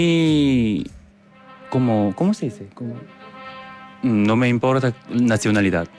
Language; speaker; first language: Spanish; non-native, learner; Korean